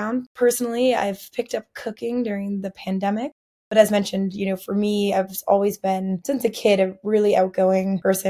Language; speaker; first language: English; native; English